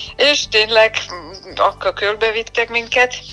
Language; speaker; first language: Hungarian; non-native, fluent; German